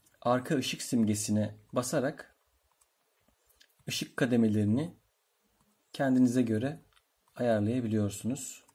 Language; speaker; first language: Turkish; native; Turkish